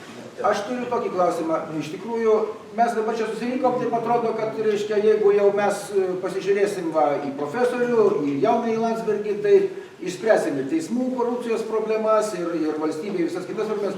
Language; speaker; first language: Lithuanian; native; Lithuanian